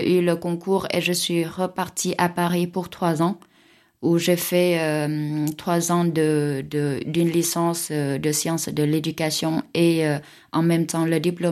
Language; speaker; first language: French; non-native, fluent; Vietnamese